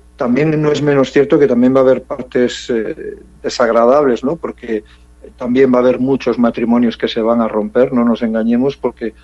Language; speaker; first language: Spanish; early bilingual, heritage; English